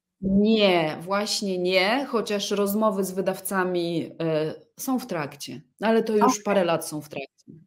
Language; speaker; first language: Polish; early bilingual, other home language; Russian